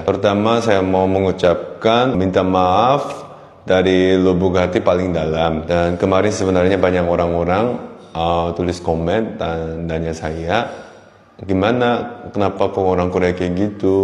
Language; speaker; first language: Indonesian; non-native, fluent; Korean